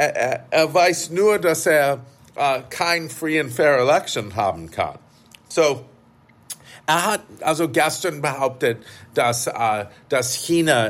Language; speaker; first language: German; non-native, fluent; English